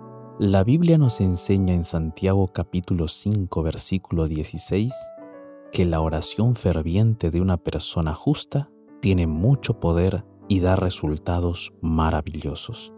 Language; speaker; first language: Spanish; native; Spanish